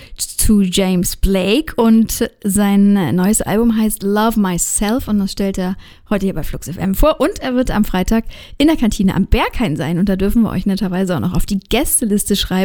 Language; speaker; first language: German; native; German